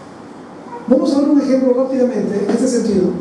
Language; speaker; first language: Spanish; native; Spanish